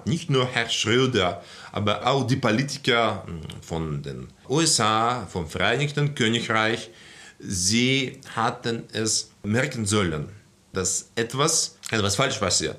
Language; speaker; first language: German; non-native, fluent; Russian